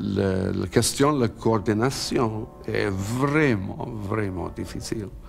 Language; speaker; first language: French; non-native, learner; English